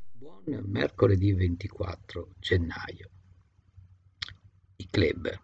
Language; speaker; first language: Italian; native; Italian